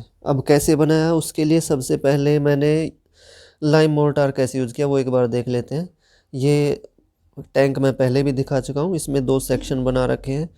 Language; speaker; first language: Hindi; native; Hindi